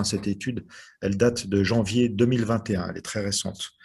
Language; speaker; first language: French; native; French